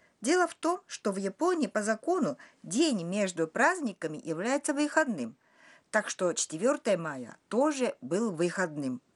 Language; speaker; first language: Russian; non-native, fluent; Japanese